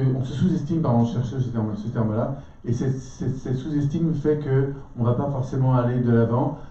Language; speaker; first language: French; native; French